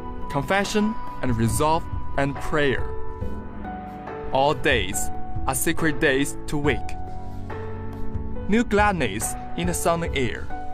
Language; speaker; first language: English; non-native, fluent; Chinese